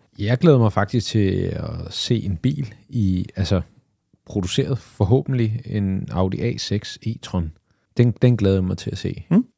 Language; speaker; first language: Danish; early bilingual, other home language; Arabic